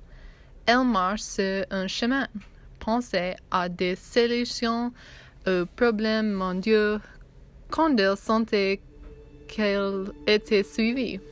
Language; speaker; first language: French; non-native, learner; English